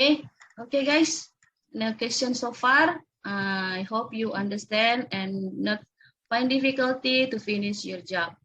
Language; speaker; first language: English; non-native, learner; Indonesian